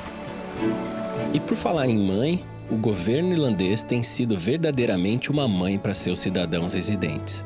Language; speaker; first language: Portuguese; native; Portuguese